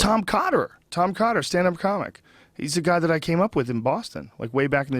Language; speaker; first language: English; native; English